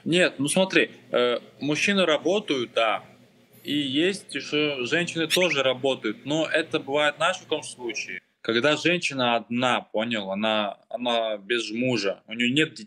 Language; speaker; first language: Russian; non-native, local second language; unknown